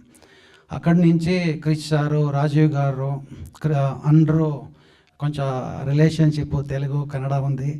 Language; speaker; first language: Telugu; non-native, learner; Kannada